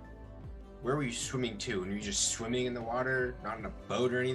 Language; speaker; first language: English; native; English